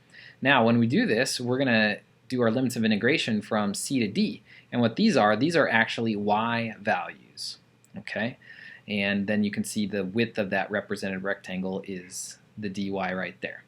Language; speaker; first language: English; native; English